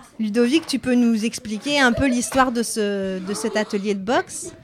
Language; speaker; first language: French; native; French